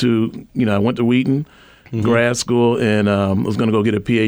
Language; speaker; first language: English; native; English